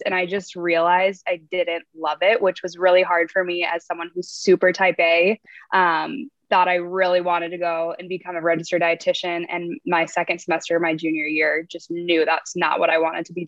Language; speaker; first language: English; native; English